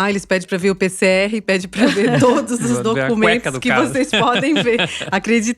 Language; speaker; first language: Portuguese; native; Portuguese